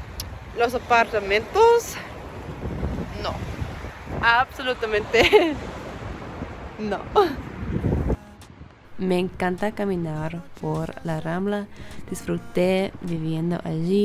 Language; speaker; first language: Spanish; non-native, learner; English